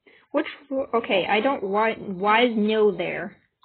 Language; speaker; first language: English; native; English